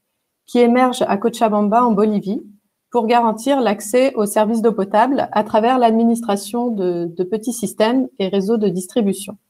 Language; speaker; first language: French; native; French